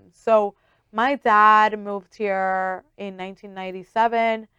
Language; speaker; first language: English; early bilingual, other home language; Spanish